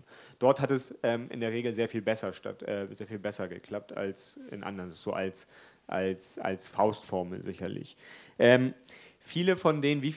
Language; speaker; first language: German; native; German